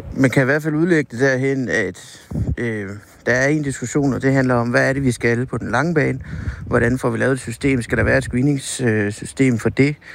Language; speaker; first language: Danish; native; Danish